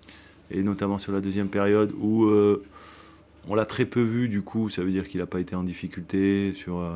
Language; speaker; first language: French; native; French